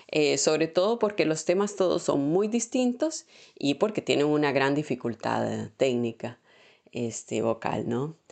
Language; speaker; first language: Spanish; native; Spanish